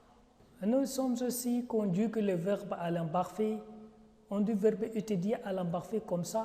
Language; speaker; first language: French; non-native, fluent; Arabic